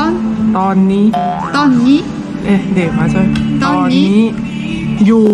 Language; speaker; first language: Korean; non-native, learner; Thai